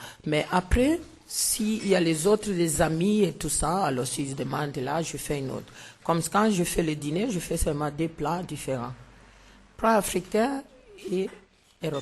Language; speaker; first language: French; non-native, learner; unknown